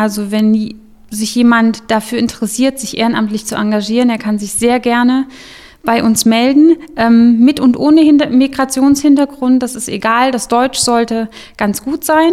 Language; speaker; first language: German; native; German